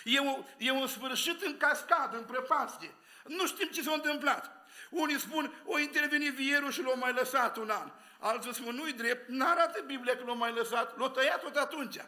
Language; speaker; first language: Romanian; native; Romanian